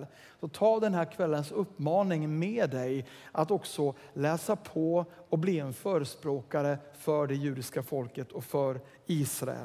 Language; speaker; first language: Swedish; native; Swedish